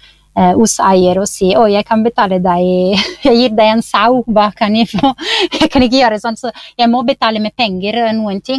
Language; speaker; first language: Norwegian; non-native, fluent; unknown